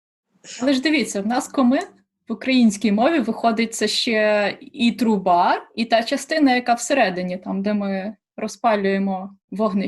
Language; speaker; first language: Ukrainian; native; Ukrainian